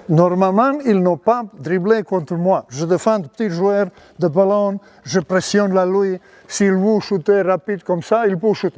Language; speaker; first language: French; non-native, learner; Serbian